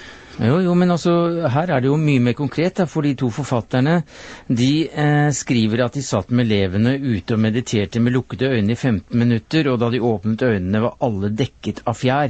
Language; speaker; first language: Norwegian; native; Norwegian